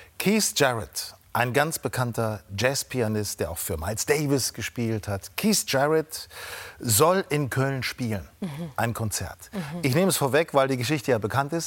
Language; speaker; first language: German; native; German